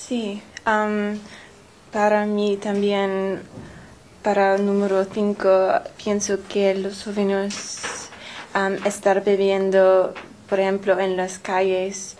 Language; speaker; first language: Spanish; non-native, learner; English